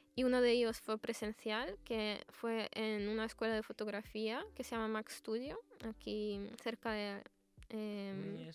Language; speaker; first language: Spanish; non-native, fluent; Russian